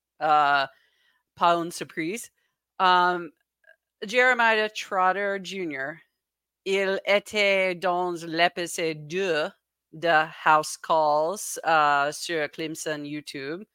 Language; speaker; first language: French; non-native, learner; English